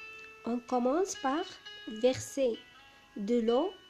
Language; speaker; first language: French; non-native, local second language; Arabic